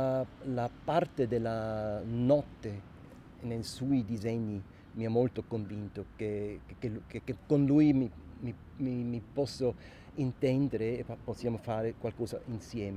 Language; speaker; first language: Italian; non-native, local second language; German